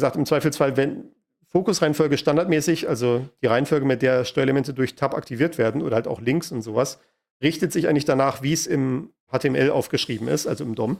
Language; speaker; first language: German; native; German